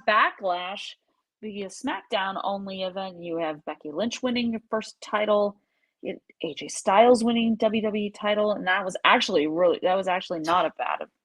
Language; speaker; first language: English; native; English